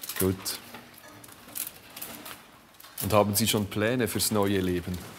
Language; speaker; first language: German; native; German